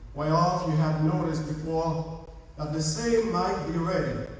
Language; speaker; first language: English; non-native, fluent; Haitian Creole